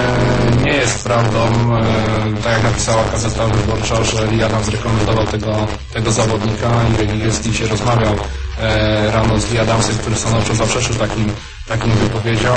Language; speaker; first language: Polish; native; Polish